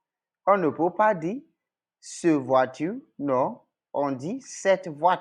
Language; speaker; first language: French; non-native, local second language; English